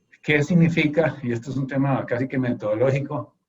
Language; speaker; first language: Spanish; native; Spanish